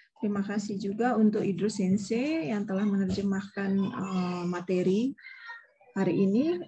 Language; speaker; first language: Indonesian; native; Indonesian